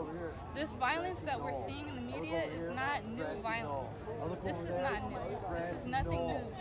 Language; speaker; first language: English; native; English